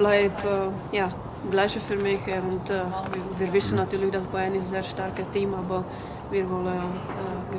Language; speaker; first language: German; non-native, fluent; Czech